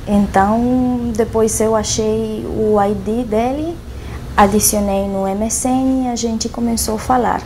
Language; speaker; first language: Portuguese; non-native, fluent; Romanian